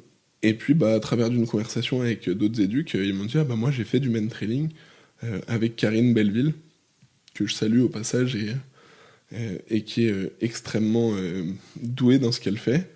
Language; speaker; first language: French; native; French